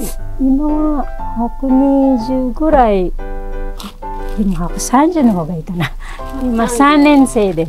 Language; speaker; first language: Japanese; non-native, fluent; Filipino